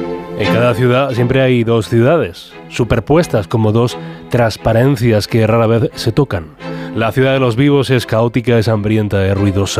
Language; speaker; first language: Spanish; native; Spanish